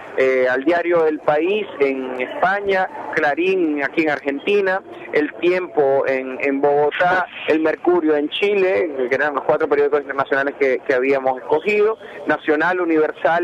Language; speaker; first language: Spanish; native; Spanish